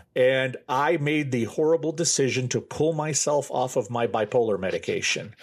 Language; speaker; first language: English; native; English